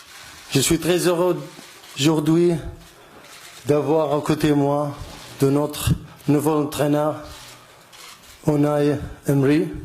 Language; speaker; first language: French; non-native, learner; Arabic